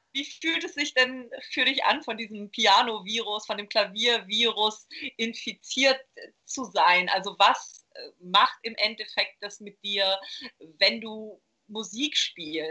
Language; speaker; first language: German; native; German